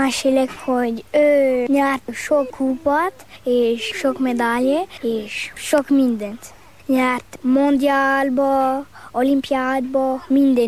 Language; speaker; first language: Hungarian; early bilingual, heritage; Hungarian